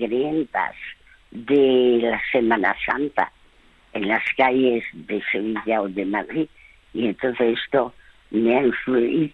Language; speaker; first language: Spanish; early bilingual, other home language; French